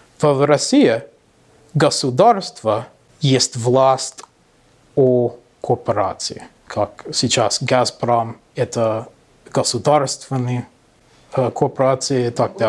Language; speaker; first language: Russian; non-native, learner; English